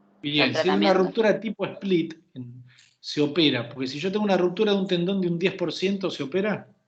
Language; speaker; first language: Spanish; native; Spanish